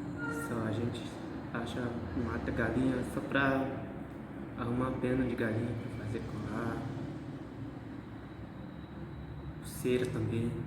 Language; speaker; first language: Portuguese; non-native, local second language; Guarani